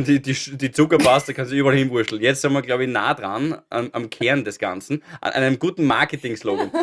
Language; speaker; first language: German; native; German